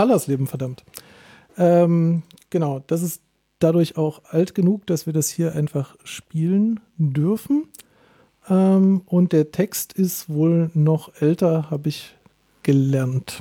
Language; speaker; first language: German; native; German